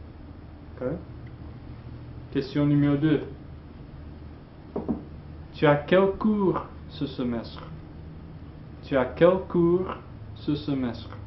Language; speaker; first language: French; non-native, fluent; English